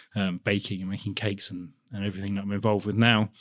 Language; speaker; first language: English; native; English